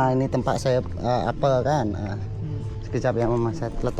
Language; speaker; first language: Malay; non-native, local second language; Indonesian